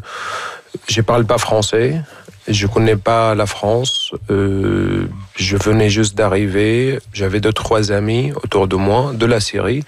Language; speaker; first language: French; non-native, fluent; Arabic